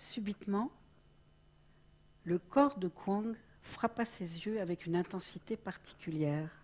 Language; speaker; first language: French; native; French